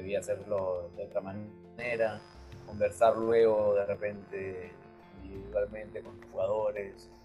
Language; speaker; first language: Spanish; native; Spanish